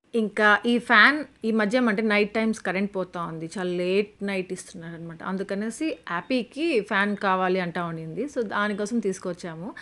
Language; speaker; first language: Telugu; native; Telugu